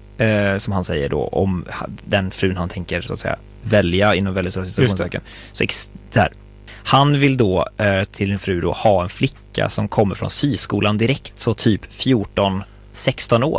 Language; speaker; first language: Swedish; native; Swedish